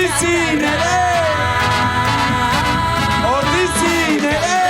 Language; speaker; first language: Basque; native; Basque